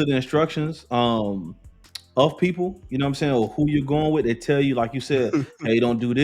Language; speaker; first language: English; native; English